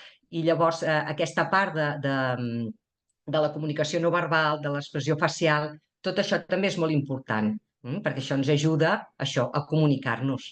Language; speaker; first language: Catalan; native; Catalan